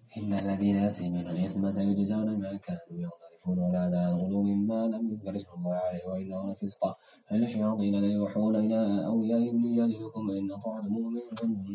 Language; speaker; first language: Arabic; non-native, learner; Indonesian